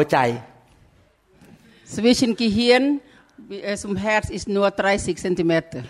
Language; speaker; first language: German; non-native, learner; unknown